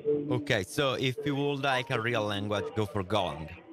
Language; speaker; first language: English; non-native, fluent; Italian